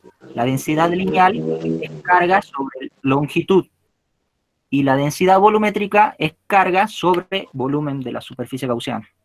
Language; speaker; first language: Spanish; native; Spanish